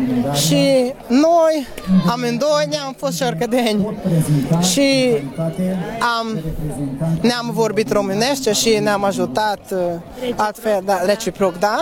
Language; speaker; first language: Romanian; non-native, local second language; Hungarian